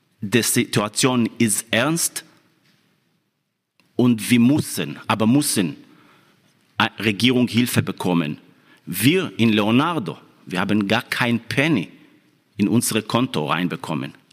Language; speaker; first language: German; non-native, fluent; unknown